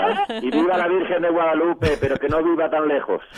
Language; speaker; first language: Spanish; native; Spanish